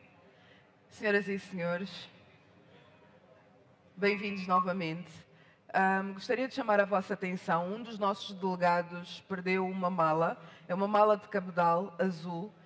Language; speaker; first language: Portuguese; native; Portuguese